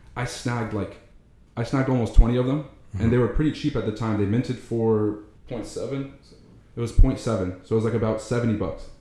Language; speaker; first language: English; early bilingual, other home language; Arabic